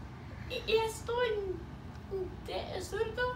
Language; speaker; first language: Spanish; non-native, learner; English